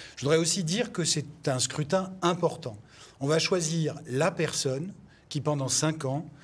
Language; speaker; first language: French; native; French